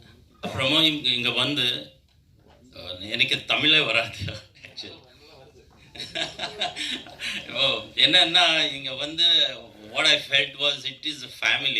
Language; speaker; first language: Tamil; non-native, learner; Kannada